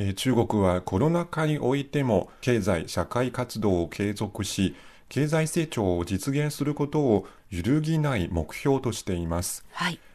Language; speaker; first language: Japanese; non-native, fluent; Chinese